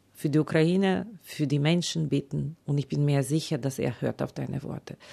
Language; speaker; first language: German; non-native, fluent; Ukrainian